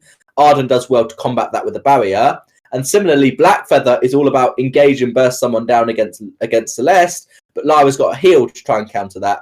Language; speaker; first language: English; native; English